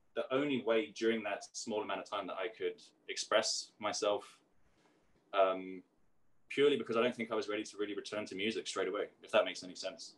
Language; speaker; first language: English; native; English